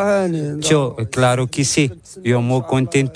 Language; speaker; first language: Spanish; non-native, learner; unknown